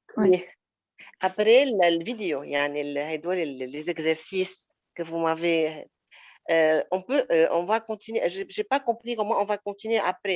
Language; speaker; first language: French; non-native, local second language; Arabic